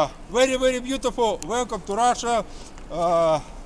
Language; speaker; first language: English; non-native, learner; Russian